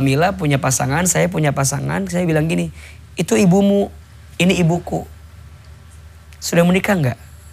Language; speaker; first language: Indonesian; native; Indonesian